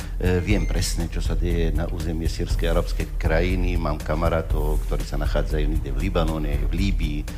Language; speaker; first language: Slovak; non-native, fluent; Arabic